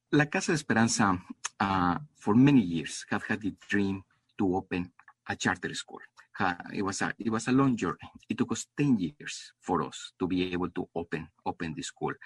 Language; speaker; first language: English; non-native, fluent; Spanish